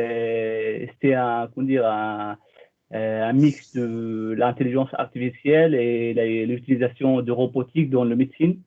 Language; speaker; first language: French; non-native, fluent; Arabic